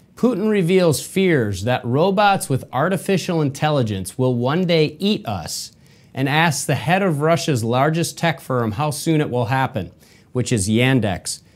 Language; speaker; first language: English; native; English